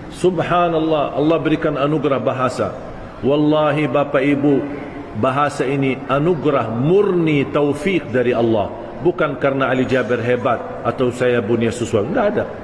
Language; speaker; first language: Malay; non-native, fluent; Arabic